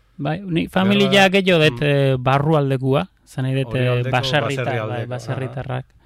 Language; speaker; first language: Basque; native; Basque